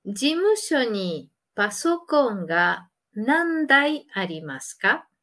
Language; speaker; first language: Japanese; non-native, learner; Spanish